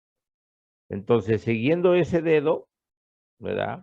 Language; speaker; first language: Spanish; native; Spanish